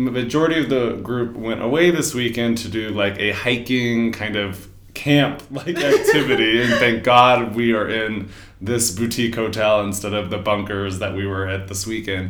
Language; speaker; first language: English; native; English